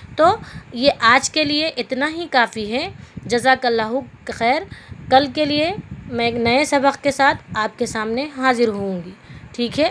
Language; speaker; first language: Urdu; native; Urdu